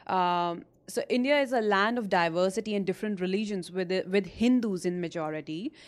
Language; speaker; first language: English; non-native, local second language; Hindi